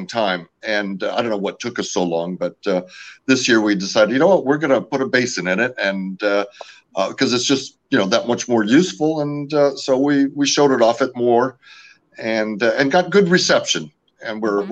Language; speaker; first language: English; early bilingual, other home language; French